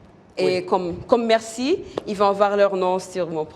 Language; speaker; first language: French; non-native, local second language; Kinyarwanda